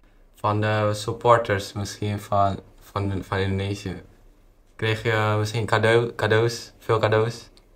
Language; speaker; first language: Dutch; non-native, fluent; Indonesian